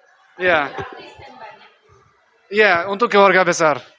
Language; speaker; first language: Indonesian; non-native, learner; Russian